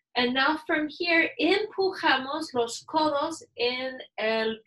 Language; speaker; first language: Spanish; non-native, learner; English